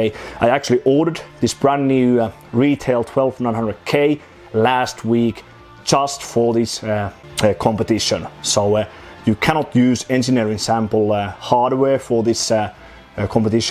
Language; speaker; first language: English; non-native, fluent; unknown